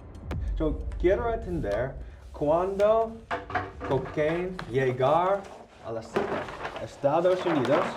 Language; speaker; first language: Spanish; non-native, learner; English